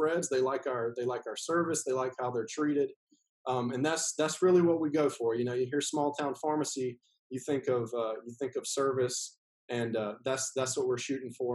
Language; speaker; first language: English; native; English